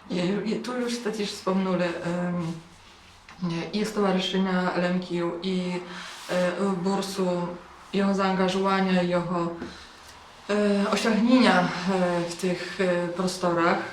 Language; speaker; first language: Polish; non-native, local second language; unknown